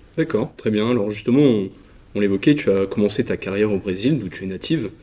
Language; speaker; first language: French; native; French